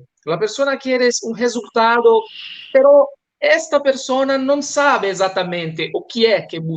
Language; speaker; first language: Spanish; non-native, learner; Portuguese